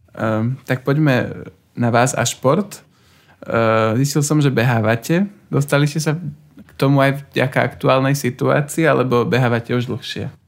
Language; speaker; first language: Slovak; native; Slovak